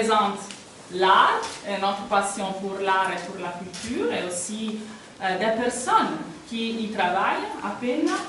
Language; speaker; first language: French; non-native, fluent; Italian